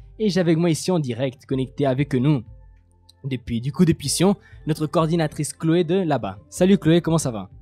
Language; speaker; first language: French; native; French